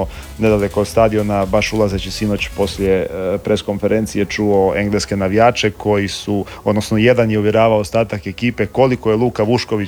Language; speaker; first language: Serbian; native; Serbian